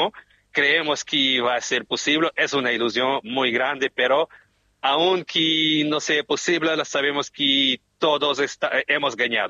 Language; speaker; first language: Spanish; non-native, fluent; Portuguese